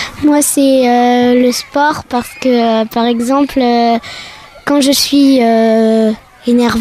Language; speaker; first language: French; native; French